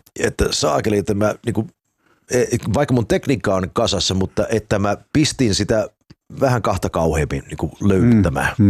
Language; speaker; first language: Finnish; early bilingual, heritage; Finnish